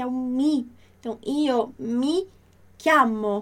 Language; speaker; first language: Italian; non-native, fluent; Portuguese